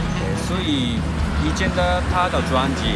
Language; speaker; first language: Chinese; non-native, learner; Japanese